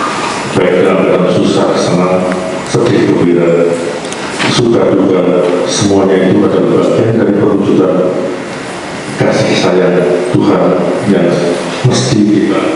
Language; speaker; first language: Indonesian; non-native, local second language; Javanese